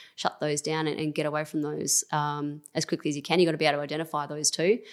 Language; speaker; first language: English; native; English